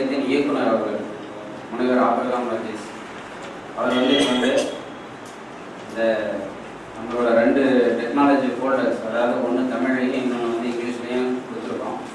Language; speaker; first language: Tamil; native; Tamil